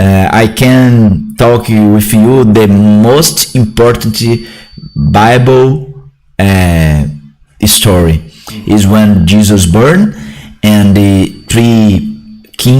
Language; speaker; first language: English; non-native, learner; Portuguese